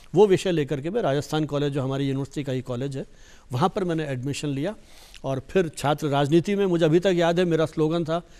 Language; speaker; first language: Hindi; native; Hindi